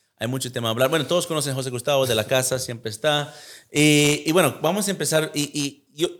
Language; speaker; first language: Spanish; early bilingual, heritage; Spanish